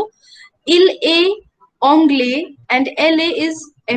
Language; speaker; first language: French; non-native, fluent; Hindi